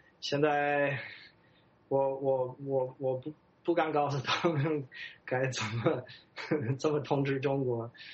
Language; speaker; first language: Chinese; non-native, fluent; English